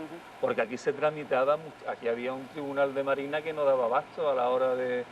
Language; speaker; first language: Spanish; native; Spanish